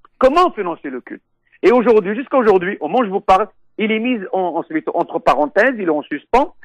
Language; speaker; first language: French; non-native, local second language; Arabic